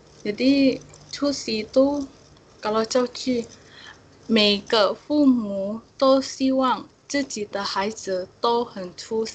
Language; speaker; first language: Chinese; non-native, fluent; Indonesian